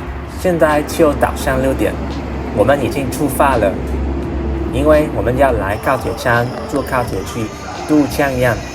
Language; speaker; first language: Chinese; non-native, learner; Vietnamese